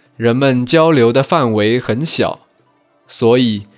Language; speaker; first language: Chinese; non-native, local second language; Wu Chinese